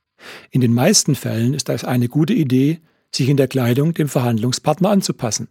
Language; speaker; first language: German; native; German